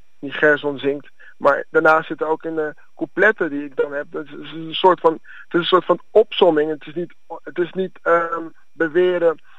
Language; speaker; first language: Dutch; early bilingual, other home language; Akan